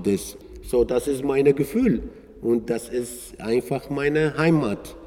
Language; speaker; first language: German; non-native, learner; Arabic